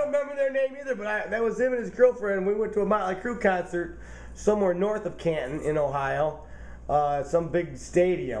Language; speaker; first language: English; native; English